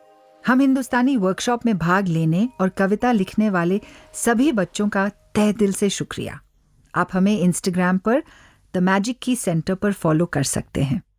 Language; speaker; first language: Hindi; native; Hindi